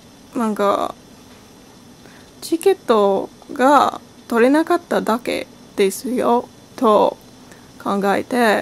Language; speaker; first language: Japanese; non-native, learner; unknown